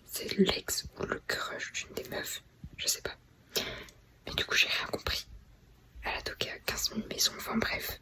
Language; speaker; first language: French; native; French